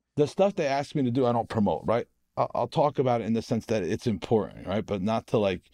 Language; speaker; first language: English; native; English